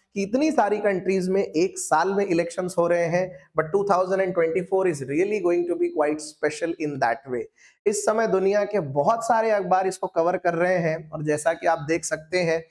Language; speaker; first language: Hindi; non-native, local second language; Marathi